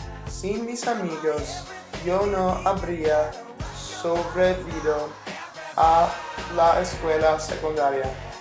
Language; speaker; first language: Spanish; non-native, learner; English